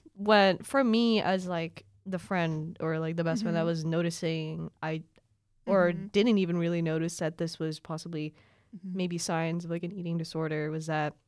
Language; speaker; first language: English; early bilingual, other home language; Filipino